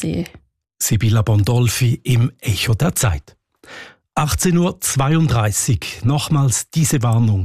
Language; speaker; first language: German; native; German